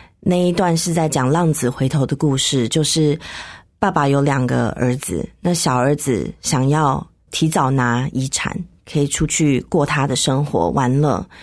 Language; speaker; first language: Chinese; native; Chinese